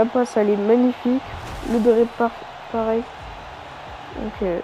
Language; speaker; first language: French; native; French